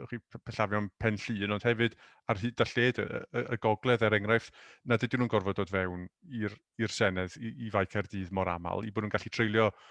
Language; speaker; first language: Welsh; native; Welsh